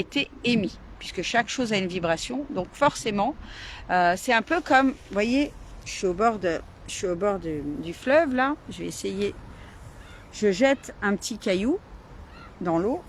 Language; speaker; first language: French; native; French